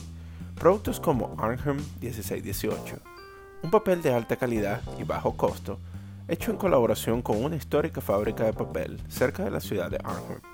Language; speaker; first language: Spanish; native; Spanish